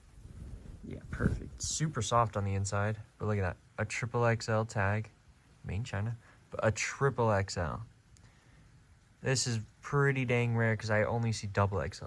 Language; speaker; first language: English; native; English